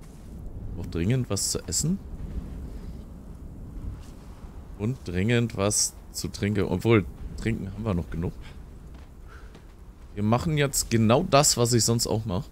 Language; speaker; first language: German; native; German